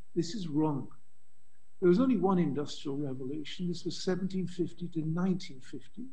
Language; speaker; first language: English; native; English